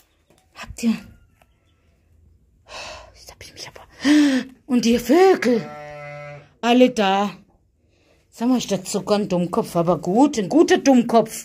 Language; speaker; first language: German; native; German